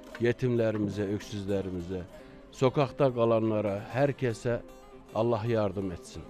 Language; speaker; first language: Turkish; native; Turkish